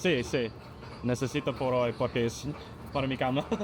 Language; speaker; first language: Spanish; non-native, learner; English